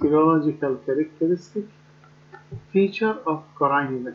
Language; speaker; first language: English; non-native, learner; Arabic